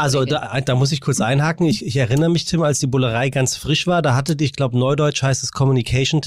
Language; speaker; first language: German; native; German